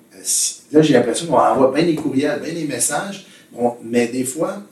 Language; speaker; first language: French; native; French